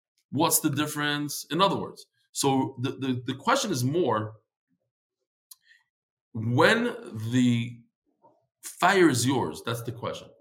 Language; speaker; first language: English; native; English